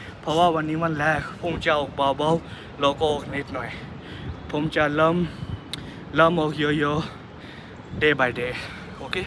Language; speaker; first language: Thai; non-native, learner; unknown